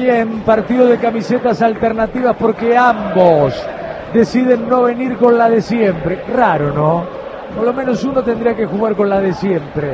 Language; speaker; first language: Spanish; native; Spanish